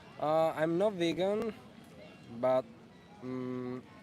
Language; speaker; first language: English; non-native, learner; Italian